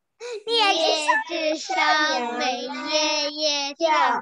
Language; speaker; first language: Chinese; early bilingual, heritage; Chinese